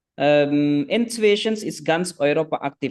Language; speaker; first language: German; non-native, fluent; Indonesian